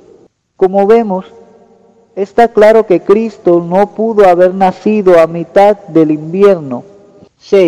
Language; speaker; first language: Spanish; native; Spanish